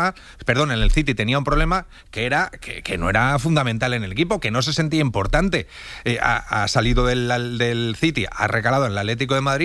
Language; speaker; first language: Spanish; native; Spanish